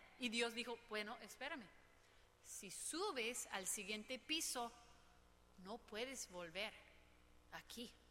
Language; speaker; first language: Spanish; non-native, fluent; English